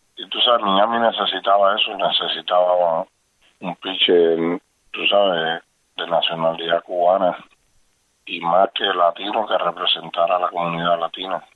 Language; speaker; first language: Spanish; native; Spanish